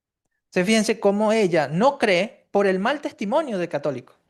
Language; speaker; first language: Spanish; native; Spanish